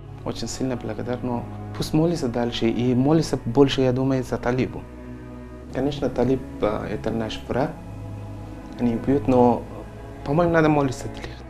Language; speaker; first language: Russian; non-native, learner; Persian